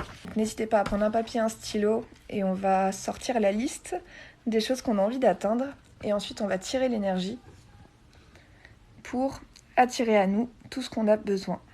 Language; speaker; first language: French; native; French